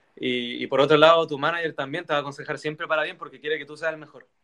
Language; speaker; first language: Spanish; native; Spanish